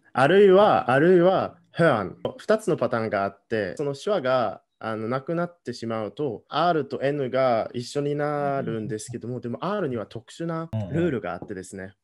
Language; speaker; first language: Japanese; non-native, fluent; German